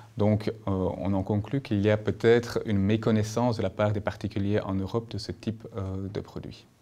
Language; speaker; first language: French; native; French